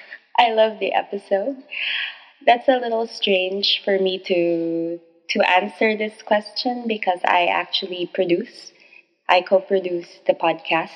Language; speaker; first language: English; non-native, local second language; Filipino